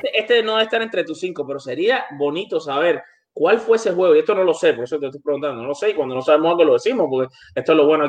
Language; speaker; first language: Spanish; native; Spanish